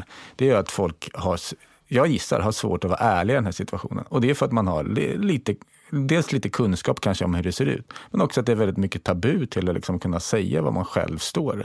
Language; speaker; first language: Swedish; native; Swedish